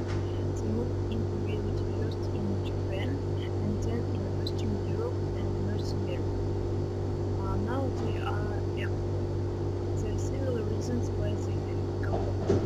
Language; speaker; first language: English; non-native, learner; Russian